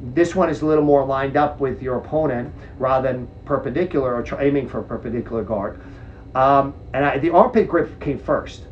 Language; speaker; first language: English; early bilingual, other home language; Czech